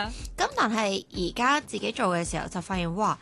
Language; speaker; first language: Cantonese; native; Cantonese